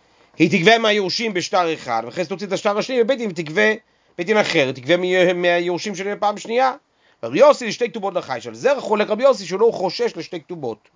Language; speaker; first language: Hebrew; native; Hebrew